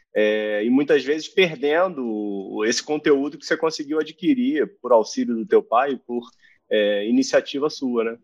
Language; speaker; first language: Portuguese; native; Portuguese